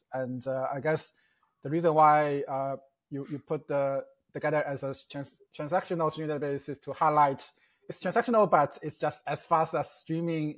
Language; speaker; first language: English; non-native, fluent; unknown